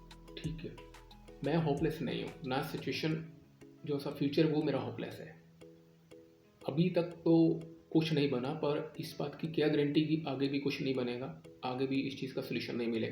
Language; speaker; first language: Hindi; non-native, local second language; Punjabi